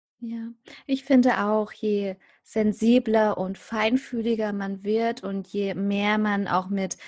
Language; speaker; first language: German; native; German